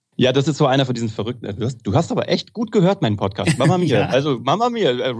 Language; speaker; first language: German; native; German